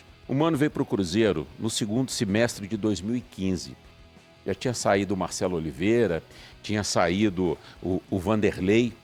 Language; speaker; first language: Portuguese; native; Portuguese